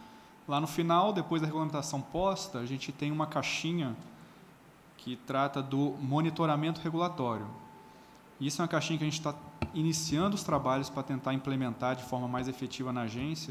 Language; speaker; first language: Portuguese; native; Portuguese